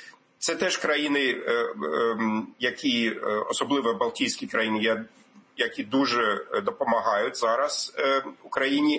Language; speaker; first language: Ukrainian; non-native, fluent; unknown